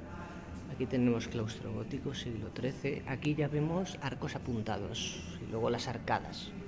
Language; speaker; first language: Spanish; native; Spanish